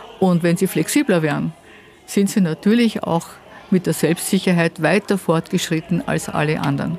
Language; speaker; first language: German; native; German